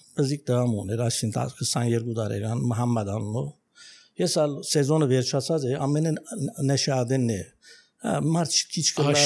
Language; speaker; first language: Armenian; early bilingual, heritage; Armenian